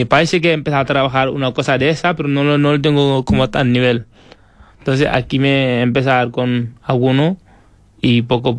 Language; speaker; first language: Spanish; non-native, fluent; Wolof